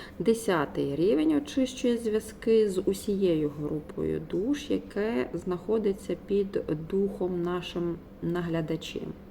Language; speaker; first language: Ukrainian; non-native, local second language; Russian